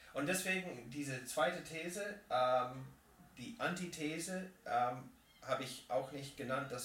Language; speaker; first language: German; non-native, fluent; English